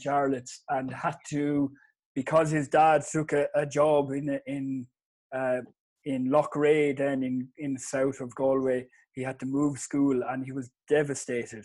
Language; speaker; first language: English; native; English